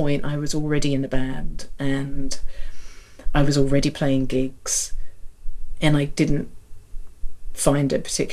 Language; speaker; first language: English; native; English